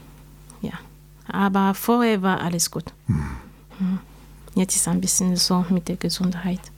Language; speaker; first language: German; non-native, learner; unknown